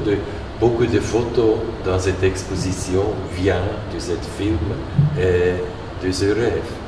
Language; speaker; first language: French; non-native, learner; German